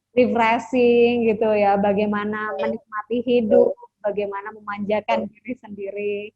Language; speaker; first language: Indonesian; native; Indonesian